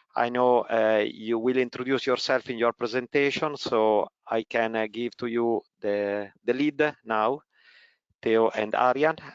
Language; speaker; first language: English; non-native, fluent; Italian